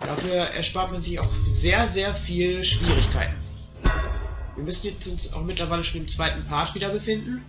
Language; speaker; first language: German; native; German